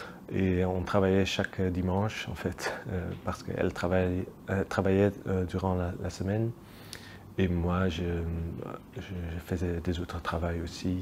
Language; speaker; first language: French; non-native, local second language; Dutch